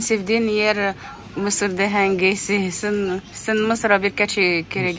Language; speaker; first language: Turkish; non-native, learner; Arabic